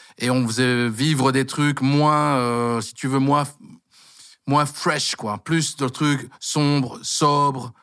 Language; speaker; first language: French; native; French